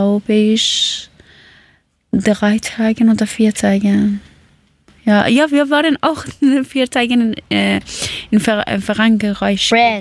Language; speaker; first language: German; non-native, learner; Persian